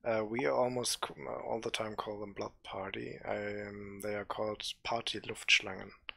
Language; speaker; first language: English; non-native, fluent; German